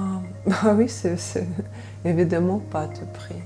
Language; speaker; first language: French; non-native, learner; Ukrainian